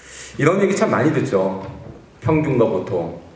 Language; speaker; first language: Korean; native; Korean